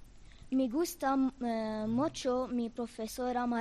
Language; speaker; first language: Spanish; non-native, learner; Arabic